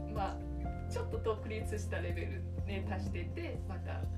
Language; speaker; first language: Japanese; non-native, fluent; Chinese